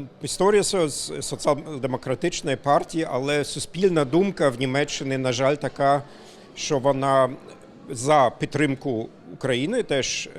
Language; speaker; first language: Ukrainian; non-native, fluent; German